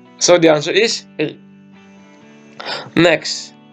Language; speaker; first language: English; non-native, fluent; Indonesian